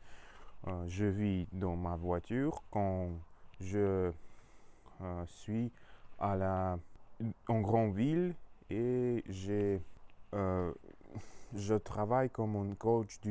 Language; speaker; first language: French; non-native, learner; Russian